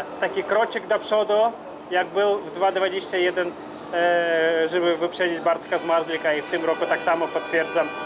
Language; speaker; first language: Polish; non-native, fluent; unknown